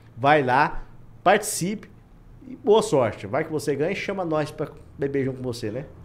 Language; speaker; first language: Portuguese; native; Portuguese